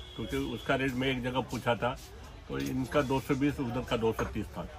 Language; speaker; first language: Hindi; non-native, local second language; Marathi